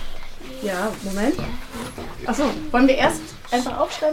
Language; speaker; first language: German; native; German